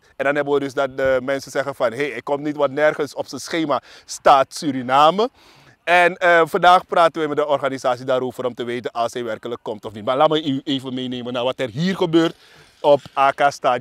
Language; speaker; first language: Dutch; native; Dutch